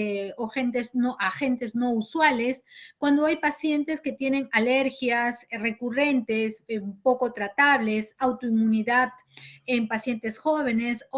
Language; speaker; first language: Spanish; native; Spanish